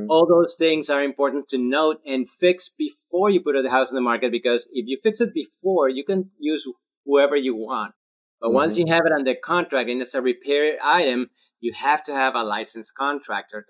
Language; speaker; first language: English; non-native, fluent; Spanish